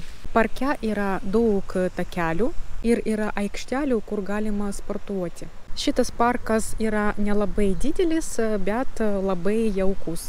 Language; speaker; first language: Lithuanian; non-native, learner; Russian